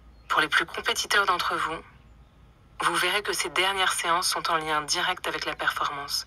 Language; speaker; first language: French; native; French